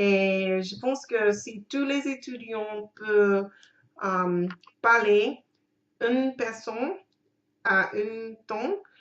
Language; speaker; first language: French; non-native, learner; English